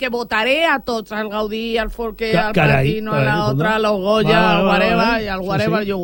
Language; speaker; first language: Catalan; non-native, local second language; Spanish